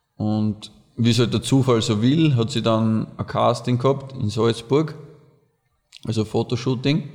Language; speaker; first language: German; native; German